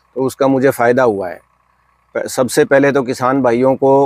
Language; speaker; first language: Hindi; native; Hindi